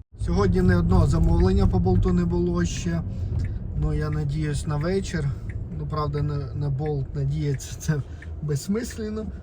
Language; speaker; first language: Ukrainian; non-native, local second language; Russian